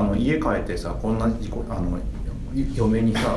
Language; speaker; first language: Japanese; native; Japanese